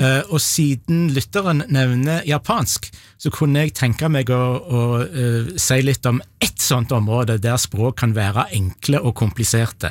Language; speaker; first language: Norwegian; native; Norwegian